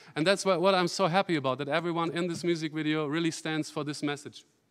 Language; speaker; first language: English; non-native, fluent; German